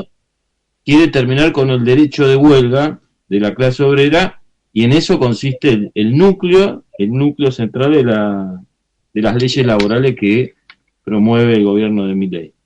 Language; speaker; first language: Spanish; native; Spanish